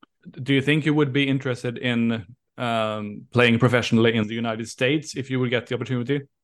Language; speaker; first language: English; non-native, fluent; Swedish